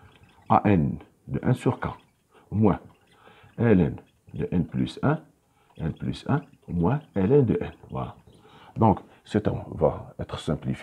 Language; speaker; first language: French; non-native, local second language; Arabic